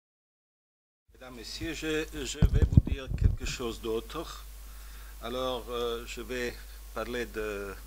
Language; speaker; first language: French; non-native, fluent; Croatian